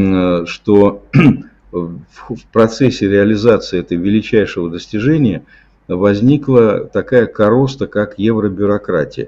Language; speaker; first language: Russian; native; Russian